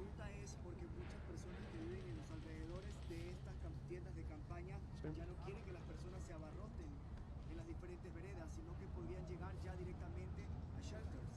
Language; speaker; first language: Spanish; native; Spanish